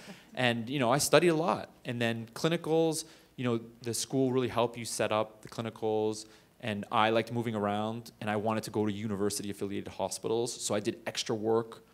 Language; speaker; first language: English; native; English